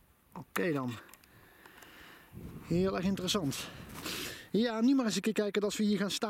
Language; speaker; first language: Dutch; native; Dutch